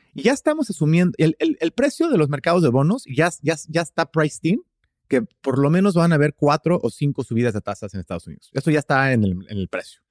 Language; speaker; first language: Spanish; early bilingual, heritage; Spanish